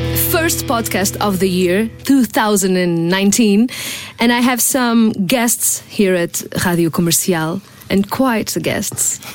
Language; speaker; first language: English; non-native, fluent; Portuguese